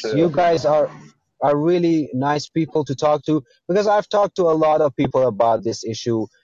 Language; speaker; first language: English; non-native, fluent; Persian